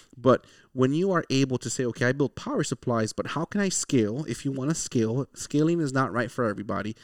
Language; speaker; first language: English; early bilingual, other home language; Spanish